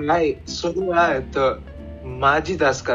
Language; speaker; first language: Japanese; non-native, learner; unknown